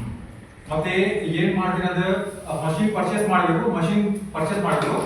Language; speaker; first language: Kannada; non-native, local second language; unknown